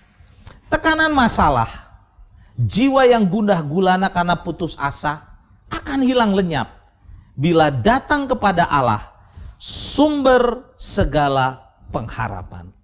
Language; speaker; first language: Indonesian; native; Indonesian